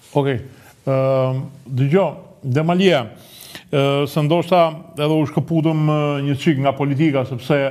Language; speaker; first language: Albanian; native; Albanian